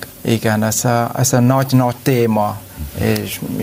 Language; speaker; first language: Hungarian; non-native, learner; Vietnamese